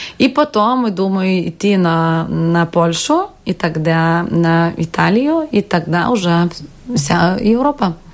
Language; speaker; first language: Russian; non-native, fluent; Lithuanian